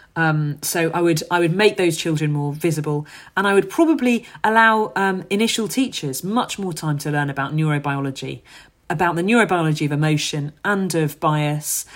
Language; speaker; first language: English; native; English